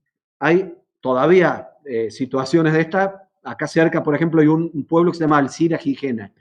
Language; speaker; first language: Spanish; native; Spanish